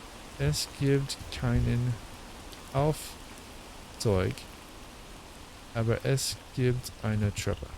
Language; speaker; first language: German; non-native, learner; English